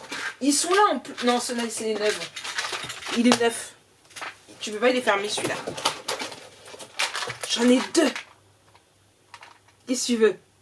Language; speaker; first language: French; native; French